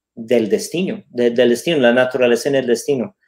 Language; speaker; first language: Spanish; non-native, fluent; English